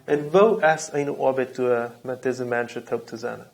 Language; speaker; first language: German; non-native, local second language; Low German